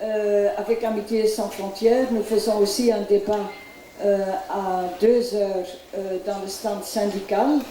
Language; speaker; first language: French; non-native, local second language; Dutch